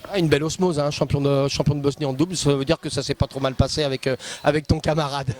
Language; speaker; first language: French; native; French